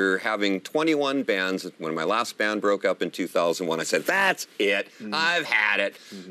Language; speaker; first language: English; native; English